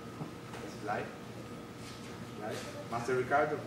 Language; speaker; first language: English; non-native, learner; Spanish